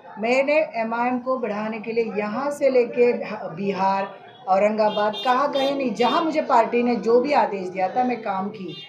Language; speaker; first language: Hindi; non-native, local second language; Marathi